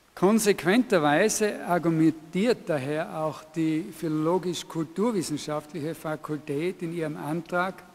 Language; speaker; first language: German; native; German